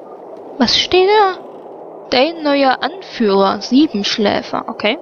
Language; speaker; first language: German; native; German